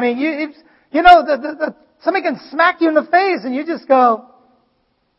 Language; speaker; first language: English; non-native, fluent; Vietnamese